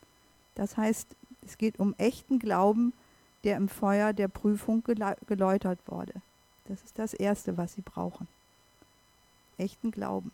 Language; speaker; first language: German; native; German